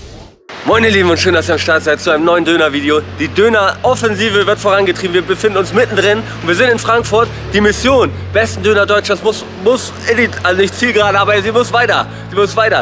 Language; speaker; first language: German; native; German